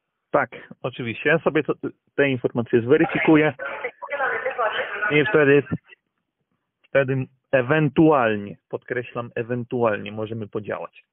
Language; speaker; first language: Polish; native; Polish